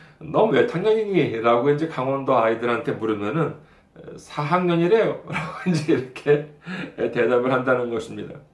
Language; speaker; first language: Korean; native; Korean